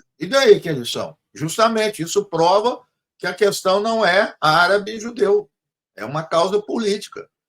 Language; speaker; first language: Portuguese; native; Portuguese